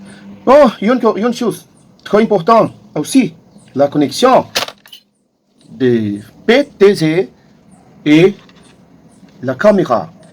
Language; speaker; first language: French; non-native, learner; Portuguese